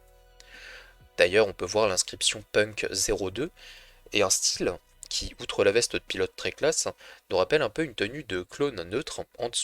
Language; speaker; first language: French; native; French